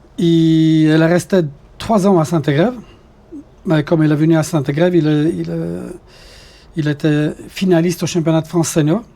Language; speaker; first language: French; non-native, fluent; Polish